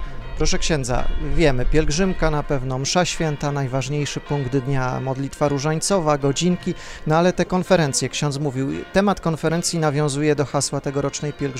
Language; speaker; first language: Polish; native; Polish